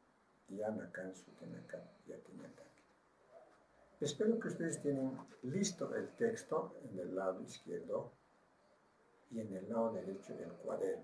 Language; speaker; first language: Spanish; non-native, local second language; Aymara